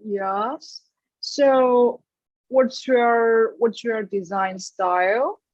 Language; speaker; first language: English; non-native, learner; Chinese